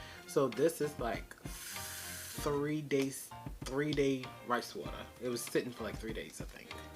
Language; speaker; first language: English; native; English